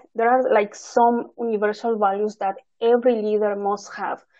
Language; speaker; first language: English; non-native, fluent; Spanish